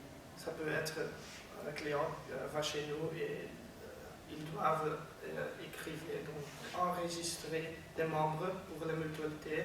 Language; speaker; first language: French; non-native, learner; Dutch